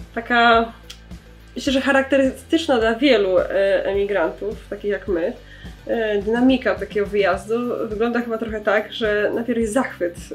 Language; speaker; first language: Polish; native; Polish